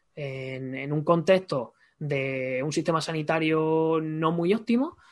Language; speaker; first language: Spanish; native; Spanish